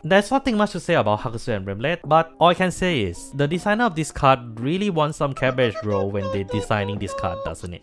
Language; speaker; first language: English; non-native, fluent; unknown